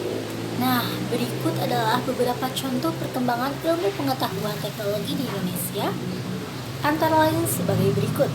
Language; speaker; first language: Indonesian; native; Indonesian